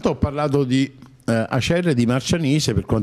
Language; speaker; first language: Italian; native; Italian